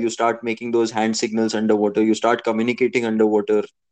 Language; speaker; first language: English; non-native, local second language; Hindi